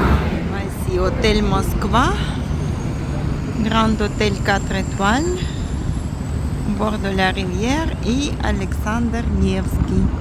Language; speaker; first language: French; non-native, fluent; Russian